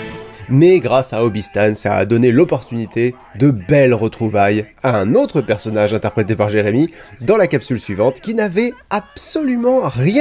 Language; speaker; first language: French; native; French